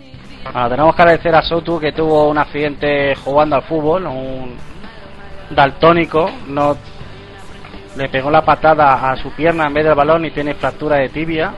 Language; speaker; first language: Spanish; native; Spanish